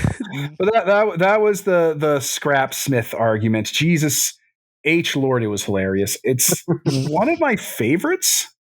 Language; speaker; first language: English; native; English